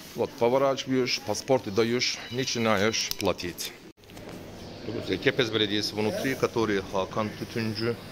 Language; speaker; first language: Russian; non-native, learner; Turkish